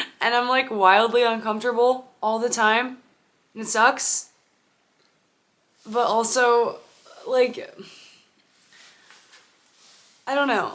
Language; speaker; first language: English; native; English